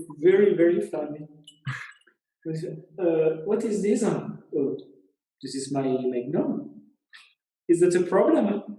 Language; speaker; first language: English; non-native, learner; Italian